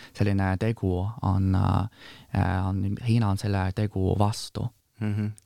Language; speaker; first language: Estonian; non-native, fluent; Chinese